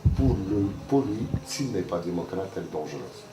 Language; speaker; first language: French; non-native, local second language; Arabic